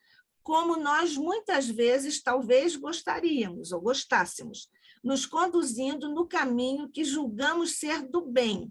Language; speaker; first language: Portuguese; native; Portuguese